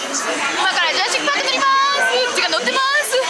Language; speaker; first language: Japanese; native; Japanese